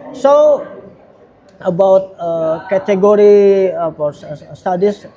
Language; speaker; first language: English; non-native, learner; Indonesian